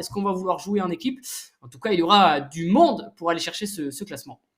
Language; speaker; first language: French; native; French